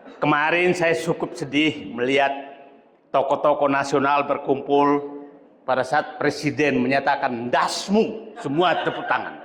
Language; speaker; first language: Indonesian; non-native, local second language; Buginese